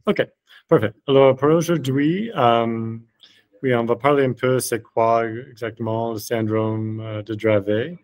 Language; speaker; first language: French; non-native, fluent; English